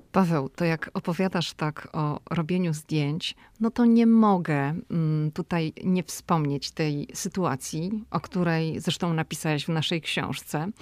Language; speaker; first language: Polish; native; Polish